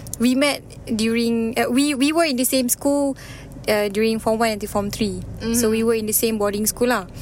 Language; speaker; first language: English; non-native, local second language; Malay